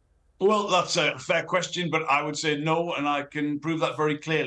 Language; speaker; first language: English; native; English